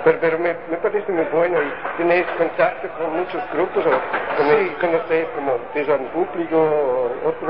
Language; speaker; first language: Spanish; non-native, learner; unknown